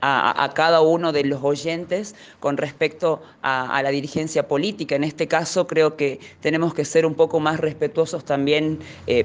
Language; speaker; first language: Spanish; native; Spanish